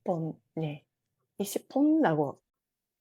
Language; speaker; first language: Korean; non-native, fluent; Japanese